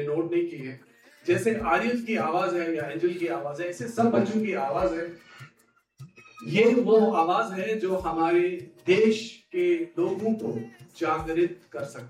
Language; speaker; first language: Hindi; native; Hindi